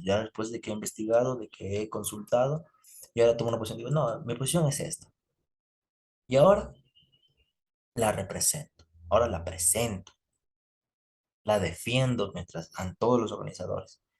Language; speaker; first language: Spanish; native; Spanish